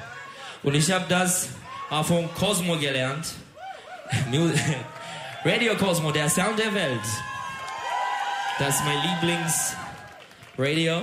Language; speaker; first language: German; non-native, learner; Turkish